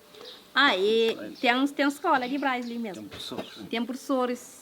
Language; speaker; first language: Portuguese; non-native, local second language; Kabuverdianu